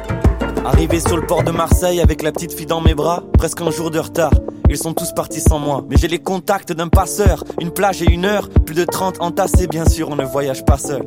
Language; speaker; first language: French; native; French